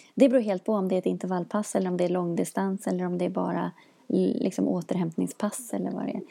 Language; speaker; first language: Swedish; native; Swedish